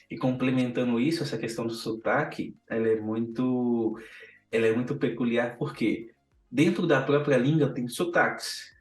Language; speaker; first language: Portuguese; native; Portuguese